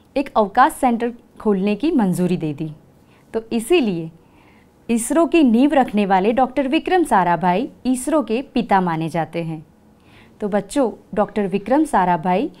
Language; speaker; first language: Hindi; non-native, local second language; Gujarati